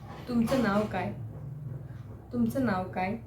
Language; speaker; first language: Marathi; non-native, local second language; Kannada